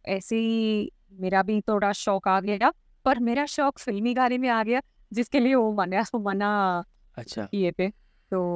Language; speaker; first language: Hindi; non-native, local second language; Tamil